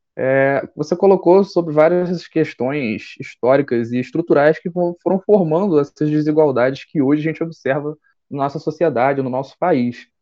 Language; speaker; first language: Portuguese; native; Portuguese